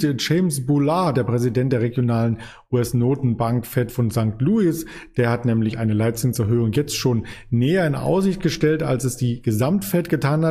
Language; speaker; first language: German; native; German